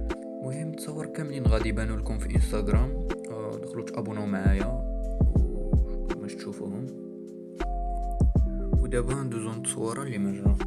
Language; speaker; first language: Arabic; native; Arabic